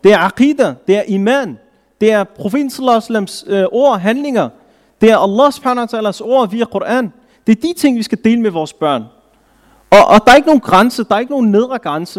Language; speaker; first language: Danish; early bilingual, other home language; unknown